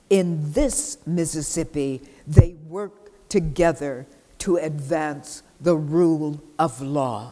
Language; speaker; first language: English; native; English